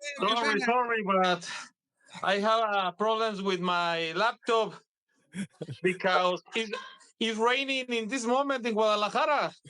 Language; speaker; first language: English; non-native, learner; Spanish